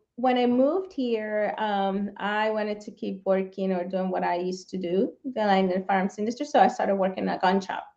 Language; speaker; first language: English; non-native, fluent; Spanish